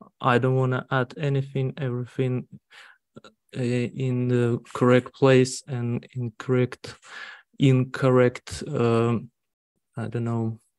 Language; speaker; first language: English; non-native, learner; Russian